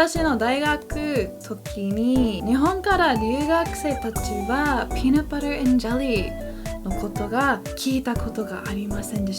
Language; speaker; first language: Japanese; non-native, learner; English